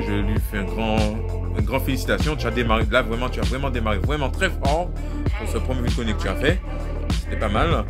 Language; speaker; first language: French; native; French